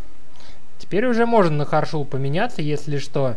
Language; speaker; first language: Russian; native; Russian